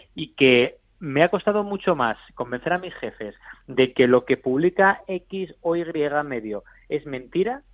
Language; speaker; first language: Spanish; native; Spanish